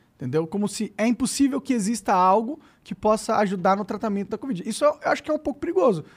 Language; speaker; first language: Portuguese; native; Portuguese